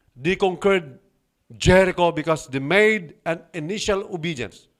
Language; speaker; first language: English; non-native, local second language; Filipino